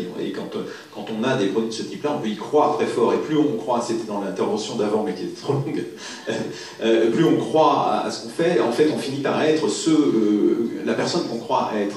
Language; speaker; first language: French; native; French